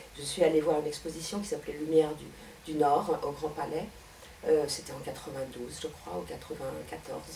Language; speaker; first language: French; native; French